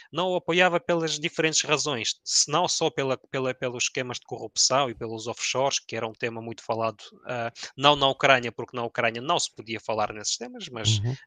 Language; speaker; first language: Portuguese; early bilingual, other home language; Ukrainian